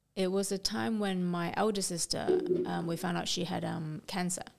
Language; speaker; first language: English; non-native, local second language; Cantonese